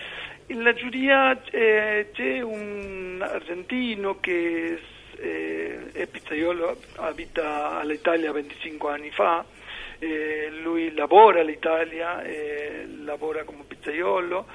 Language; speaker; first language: Italian; non-native, learner; Spanish